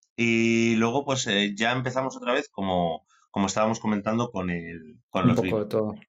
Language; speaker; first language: Spanish; native; Spanish